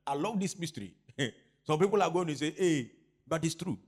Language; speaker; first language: English; non-native, local second language; Akan